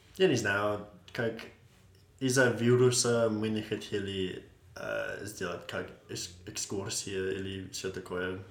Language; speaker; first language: Russian; non-native, learner; English